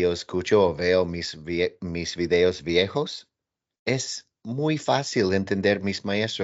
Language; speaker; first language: Spanish; non-native, learner; English